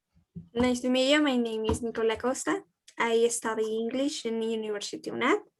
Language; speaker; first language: English; non-native, learner; Spanish